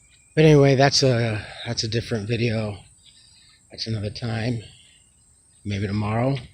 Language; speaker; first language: English; native; English